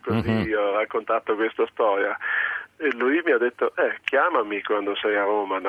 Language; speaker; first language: Italian; non-native, local second language; German